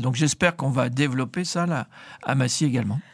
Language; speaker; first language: French; native; French